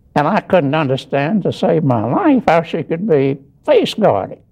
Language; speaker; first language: English; native; English